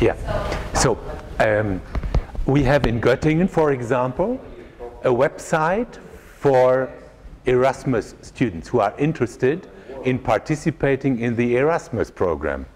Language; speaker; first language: English; non-native, fluent; German